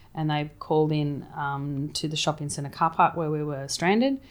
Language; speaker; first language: English; native; English